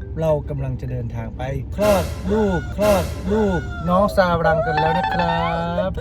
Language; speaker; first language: Thai; native; Thai